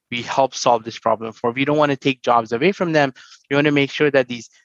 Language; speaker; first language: English; non-native, local second language; Hindi